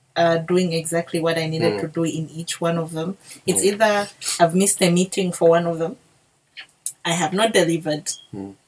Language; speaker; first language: English; non-native, local second language; Bemba